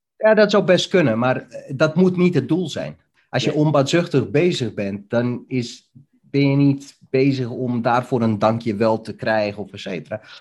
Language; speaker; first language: Dutch; early bilingual, other home language; Bosnian